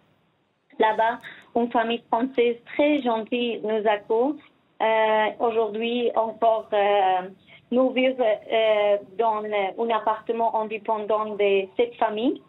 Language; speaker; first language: French; non-native, learner; Persian